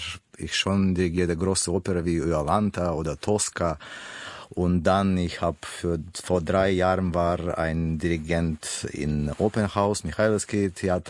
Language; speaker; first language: German; non-native, learner; Russian